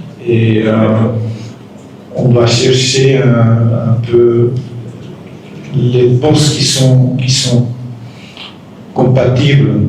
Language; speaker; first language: French; non-native, fluent; Dutch